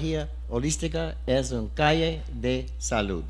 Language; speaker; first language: Spanish; non-native, learner; English